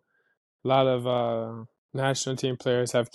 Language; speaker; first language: English; native; English